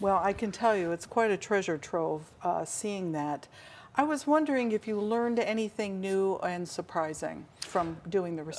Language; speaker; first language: English; native; English